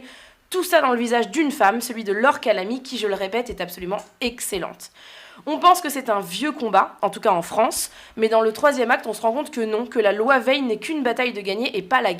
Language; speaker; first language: French; native; French